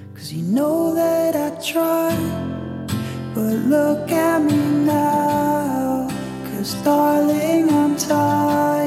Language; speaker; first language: English; native; English